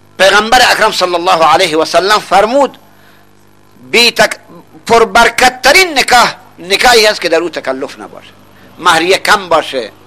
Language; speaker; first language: Persian; non-native, local second language; Baluchi